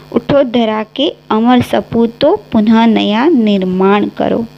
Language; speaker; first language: Hindi; non-native, local second language; Gujarati